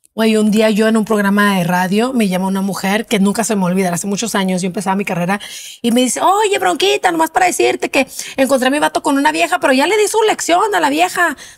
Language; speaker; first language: Spanish; native; Spanish